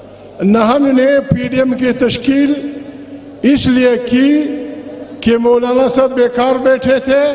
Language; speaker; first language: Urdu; non-native, local second language; Pashto